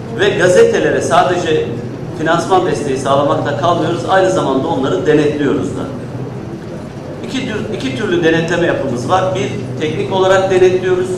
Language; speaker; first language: Turkish; native; Turkish